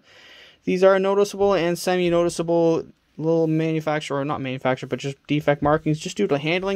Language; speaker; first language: English; native; English